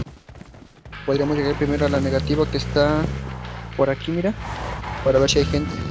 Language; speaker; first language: Spanish; native; Spanish